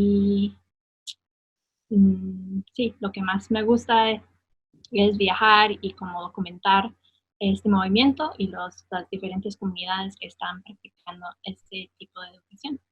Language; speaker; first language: Spanish; non-native, fluent; English